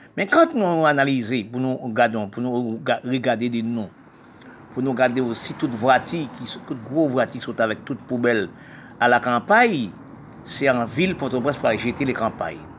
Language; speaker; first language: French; non-native, local second language; Haitian Creole